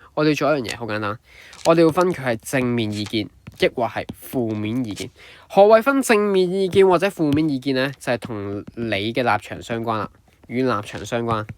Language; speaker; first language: Cantonese; native; Cantonese